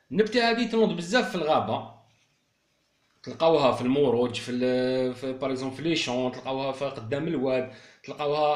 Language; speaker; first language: Arabic; native; Arabic